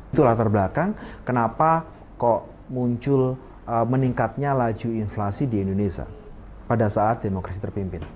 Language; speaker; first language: Indonesian; native; Indonesian